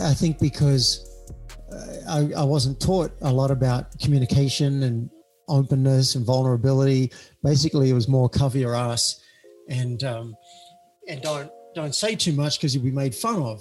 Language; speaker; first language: English; native; English